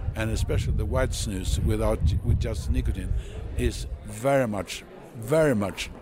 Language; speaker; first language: English; non-native, fluent; Swedish